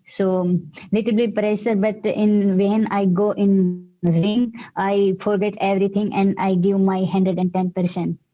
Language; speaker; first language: English; non-native, learner; Hindi